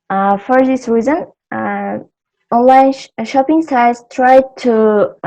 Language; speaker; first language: English; non-native, learner; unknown